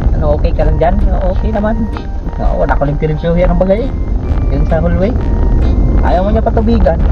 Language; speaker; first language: Filipino; non-native, local second language; Hiligaynon